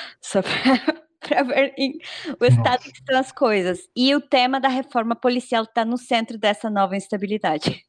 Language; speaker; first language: Portuguese; non-native, fluent; Spanish